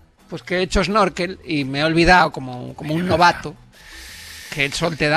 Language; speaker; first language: Spanish; native; Spanish